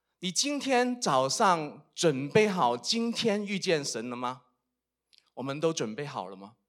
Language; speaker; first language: Chinese; non-native, local second language; Cantonese